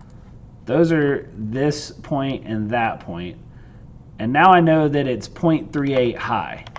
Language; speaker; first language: English; native; English